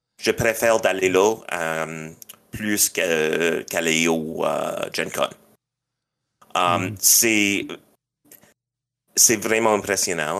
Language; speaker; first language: French; non-native, local second language; English